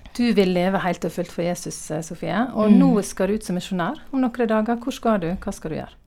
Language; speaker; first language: Norwegian; native; Norwegian